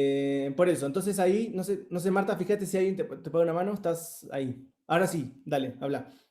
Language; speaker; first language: Spanish; native; Spanish